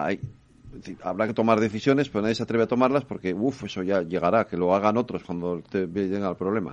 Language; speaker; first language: Spanish; native; Spanish